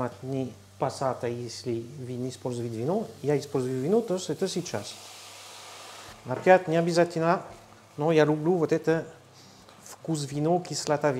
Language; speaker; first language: Russian; non-native, learner; French